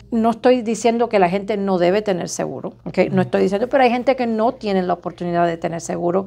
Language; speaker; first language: Spanish; native; Spanish